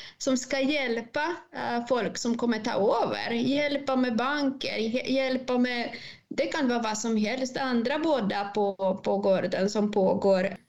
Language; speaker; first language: Swedish; non-native, fluent; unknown